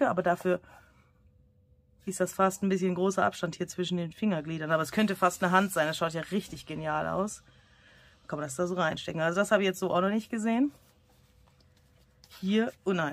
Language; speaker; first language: German; native; German